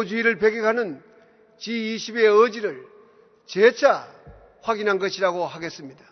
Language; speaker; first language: Korean; native; Korean